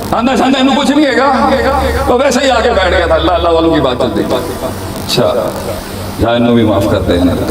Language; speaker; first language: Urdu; non-native, local second language; Punjabi